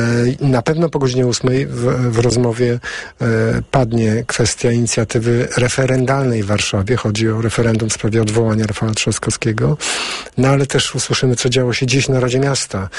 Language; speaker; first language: Polish; native; Polish